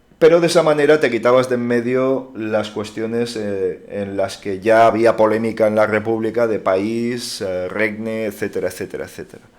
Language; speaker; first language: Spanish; non-native, local second language; Catalan